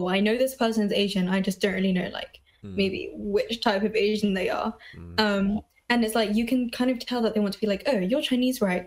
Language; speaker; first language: English; native; English